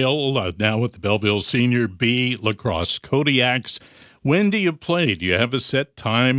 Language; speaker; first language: English; native; English